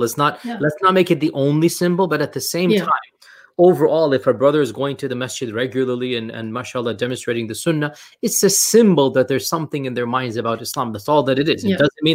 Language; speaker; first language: English; native; English